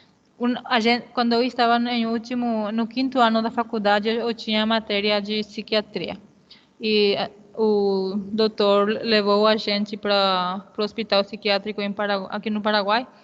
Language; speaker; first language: Portuguese; non-native, fluent; Spanish